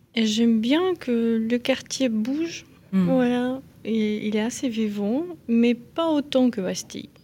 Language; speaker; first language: French; non-native, fluent; Ukrainian